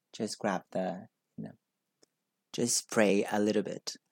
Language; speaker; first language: English; non-native, learner; Portuguese